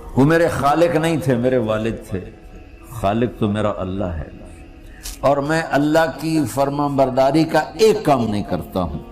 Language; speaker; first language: Urdu; non-native, local second language; Punjabi